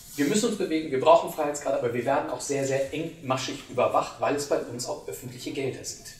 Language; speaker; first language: German; native; German